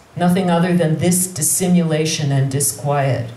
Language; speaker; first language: English; native; English